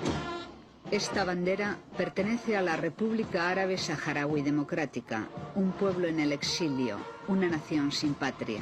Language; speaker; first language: Spanish; native; Spanish